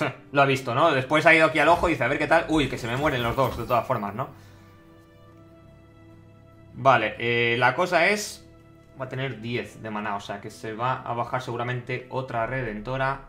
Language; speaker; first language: Spanish; native; Spanish